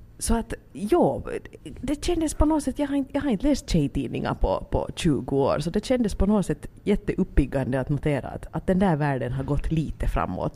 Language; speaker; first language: Swedish; native; Swedish